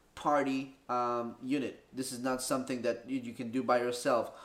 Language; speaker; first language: English; early bilingual, other home language; Spanish